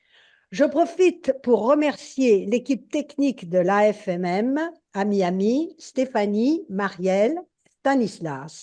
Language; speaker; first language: French; native; French